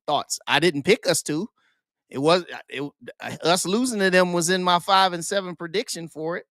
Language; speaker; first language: English; native; English